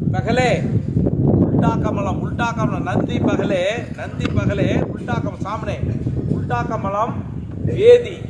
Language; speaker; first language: Hindi; non-native, local second language; Tamil